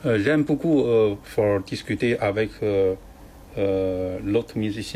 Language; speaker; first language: French; non-native, learner; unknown